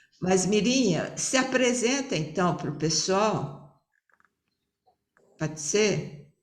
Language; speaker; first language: Portuguese; early bilingual, other home language; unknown